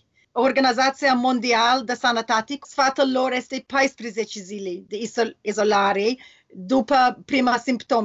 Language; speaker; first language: Romanian; non-native, learner; English